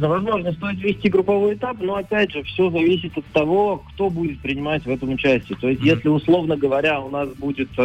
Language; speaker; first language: Russian; native; Russian